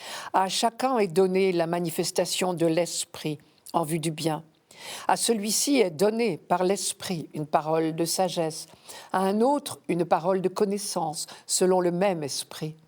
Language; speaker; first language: French; native; French